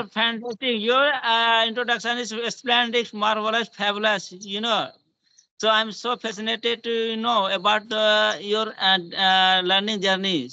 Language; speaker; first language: English; non-native, learner; Hindi